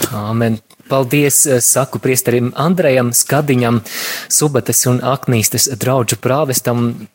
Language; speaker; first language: Latvian; native; Latvian